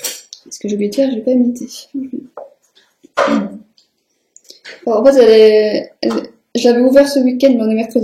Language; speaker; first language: French; native; French